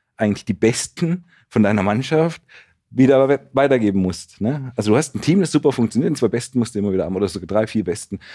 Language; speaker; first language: German; native; German